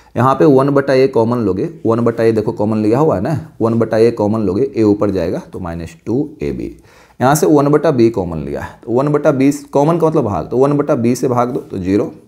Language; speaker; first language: Hindi; native; Hindi